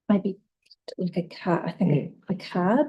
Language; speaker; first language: English; native; English